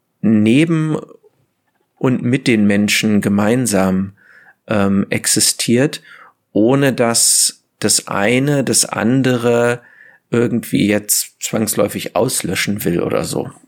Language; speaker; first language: German; native; German